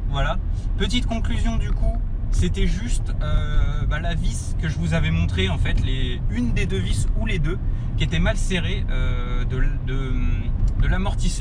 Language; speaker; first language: French; native; French